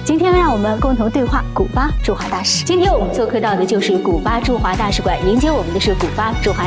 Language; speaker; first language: Chinese; native; Chinese